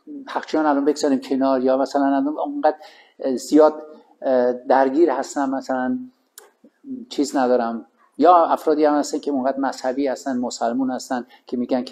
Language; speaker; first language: Persian; native; Persian